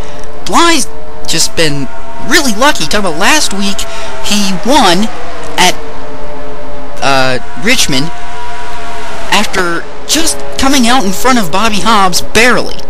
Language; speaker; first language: English; native; English